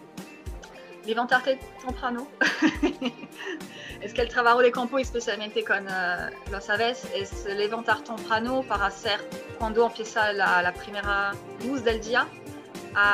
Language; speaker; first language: Spanish; non-native, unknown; French